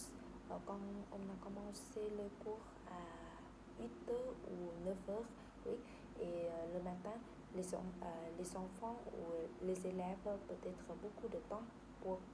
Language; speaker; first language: French; non-native, learner; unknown